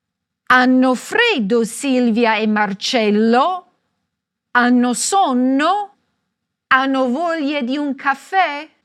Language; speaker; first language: Italian; non-native, fluent; English